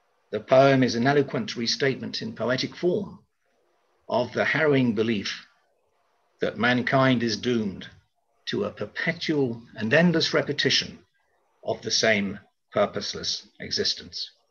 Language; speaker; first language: English; native; English